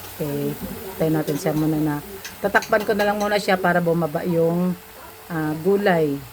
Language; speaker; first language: Filipino; non-native, local second language; Hiligaynon